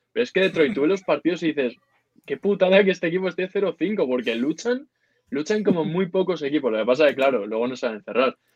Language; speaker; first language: Spanish; native; Spanish